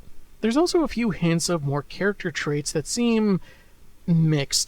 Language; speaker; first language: English; native; English